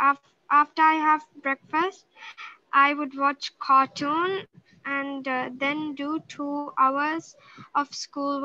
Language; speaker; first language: English; non-native, learner; Sinhala